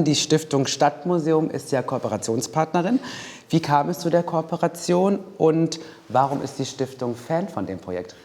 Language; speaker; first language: German; native; German